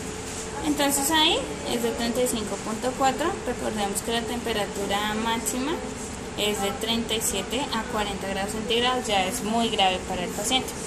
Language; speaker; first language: Spanish; native; Spanish